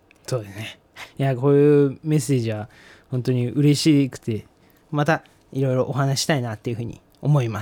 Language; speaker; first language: Japanese; native; Japanese